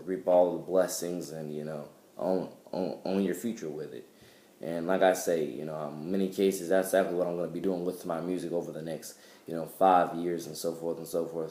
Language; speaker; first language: English; native; English